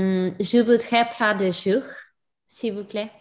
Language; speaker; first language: French; non-native, learner; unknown